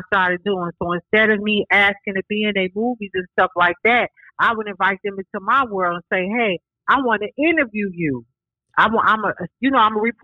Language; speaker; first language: English; native; English